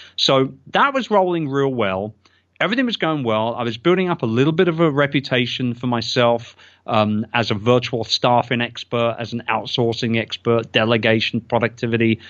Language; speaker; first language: English; native; English